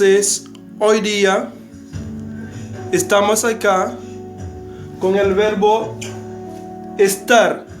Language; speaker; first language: Spanish; non-native, fluent; Haitian Creole